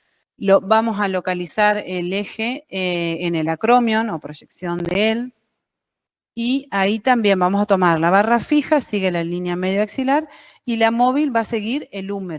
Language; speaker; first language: Spanish; native; Spanish